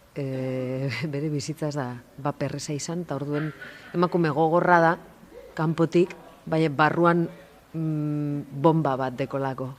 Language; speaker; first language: Basque; native; Basque